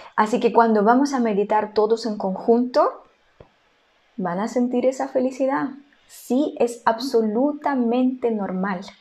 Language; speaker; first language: Spanish; non-native, fluent; Russian